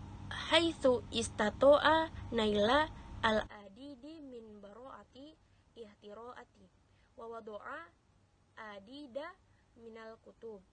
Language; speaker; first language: Arabic; non-native, learner; Indonesian